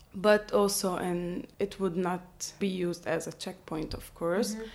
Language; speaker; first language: English; non-native, fluent; Arabic